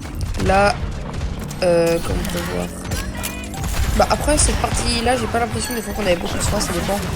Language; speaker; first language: French; native; French